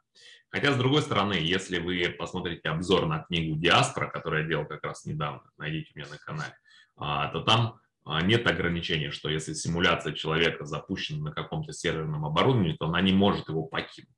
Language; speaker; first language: Russian; native; Russian